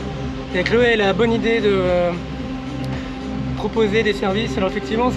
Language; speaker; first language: French; native; French